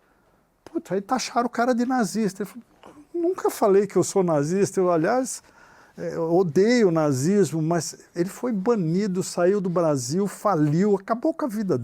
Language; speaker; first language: Portuguese; native; Portuguese